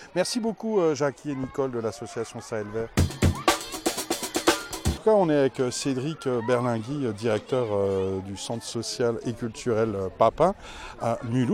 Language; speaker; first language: French; native; French